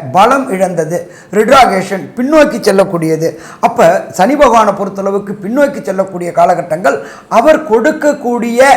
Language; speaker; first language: Tamil; native; Tamil